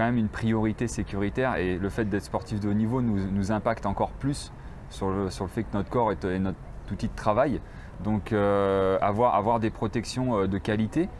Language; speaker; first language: French; native; French